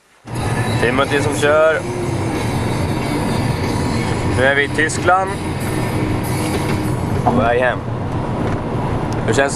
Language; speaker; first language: Swedish; native; Swedish